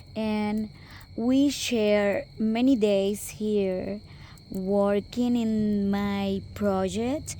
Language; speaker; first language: English; non-native, local second language; Spanish